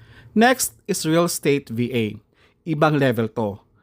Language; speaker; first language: English; non-native, local second language; Filipino